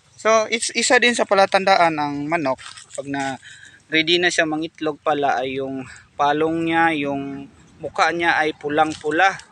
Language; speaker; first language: Filipino; non-native, local second language; Cebuano